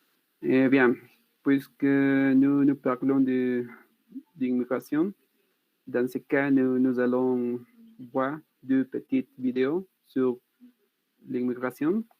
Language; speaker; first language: French; non-native, learner; Spanish